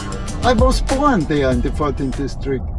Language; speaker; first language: English; non-native, learner; German